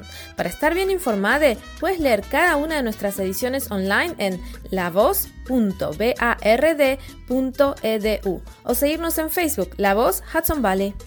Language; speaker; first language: Spanish; native; Spanish